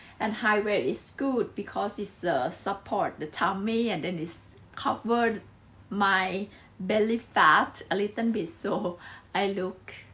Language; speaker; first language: English; non-native, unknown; Thai